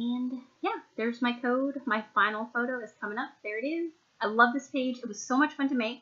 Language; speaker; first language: English; native; English